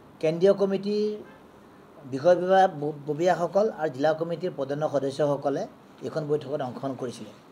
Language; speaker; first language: Assamese; native; Assamese